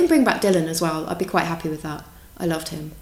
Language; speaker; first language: English; native; English